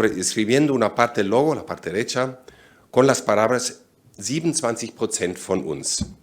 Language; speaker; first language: Spanish; non-native, fluent; German